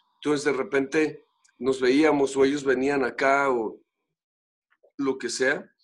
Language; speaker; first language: Spanish; native; Spanish